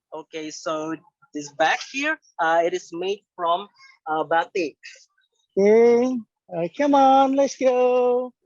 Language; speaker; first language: English; non-native, fluent; Indonesian